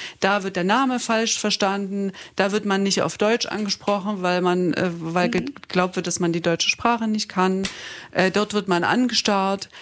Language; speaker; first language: German; native; German